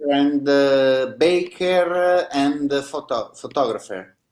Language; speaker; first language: English; non-native, learner; Italian